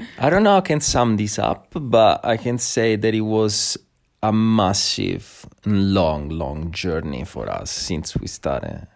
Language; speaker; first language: English; non-native, fluent; Italian